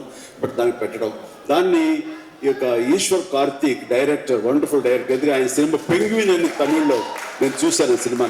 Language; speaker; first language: Telugu; native; Telugu